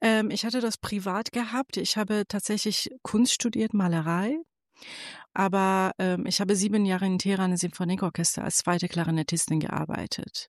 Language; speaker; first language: German; non-native, fluent; Persian